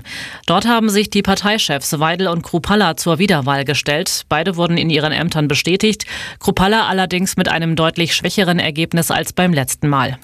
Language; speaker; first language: German; native; German